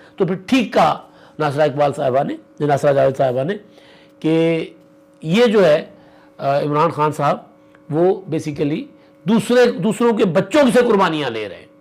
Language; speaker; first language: Urdu; non-native, local second language; Sindhi